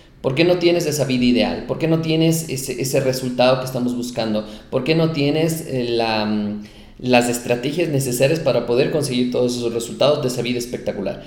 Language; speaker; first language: Spanish; native; Spanish